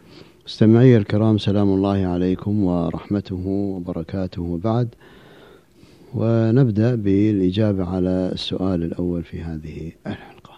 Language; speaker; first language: Arabic; native; Arabic